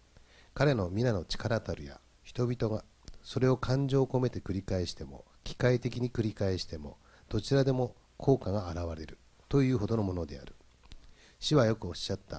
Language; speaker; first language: Japanese; native; Japanese